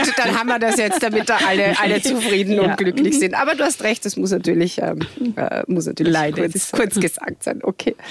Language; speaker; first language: German; native; German